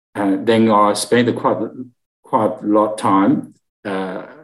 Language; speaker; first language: English; non-native, learner; Chinese